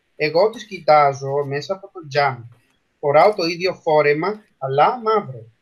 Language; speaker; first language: Greek; non-native, fluent; Spanish